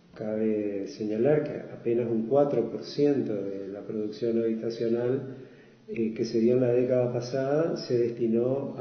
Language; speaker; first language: Spanish; native; Spanish